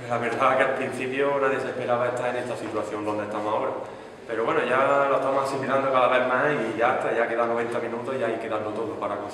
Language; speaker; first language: Spanish; native; Spanish